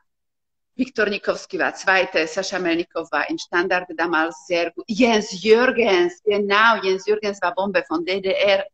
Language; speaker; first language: German; non-native, fluent; Slovak